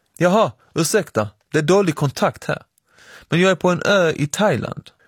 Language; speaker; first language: Swedish; early bilingual, other home language; Persian